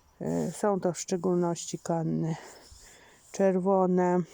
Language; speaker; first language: Polish; native; Polish